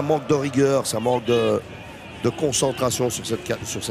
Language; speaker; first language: French; native; French